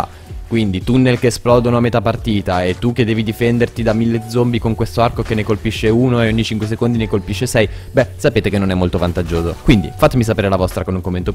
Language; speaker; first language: Italian; native; Italian